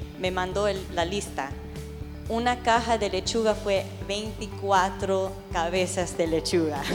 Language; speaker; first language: Spanish; early bilingual, heritage; English